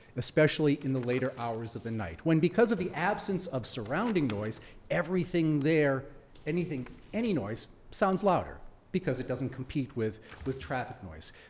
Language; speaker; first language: English; native; English